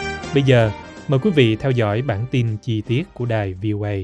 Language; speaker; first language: Vietnamese; native; Vietnamese